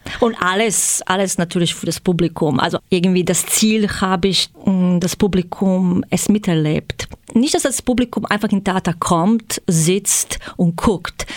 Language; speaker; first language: German; non-native, fluent; Croatian